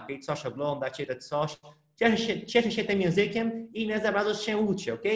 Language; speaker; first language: Polish; non-native, fluent; Portuguese